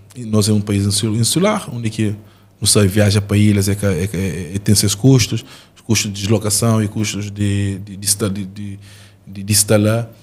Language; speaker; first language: Portuguese; non-native, local second language; Kabuverdianu